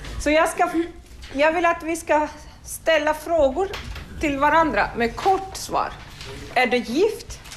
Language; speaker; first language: Swedish; non-native, fluent; Arabic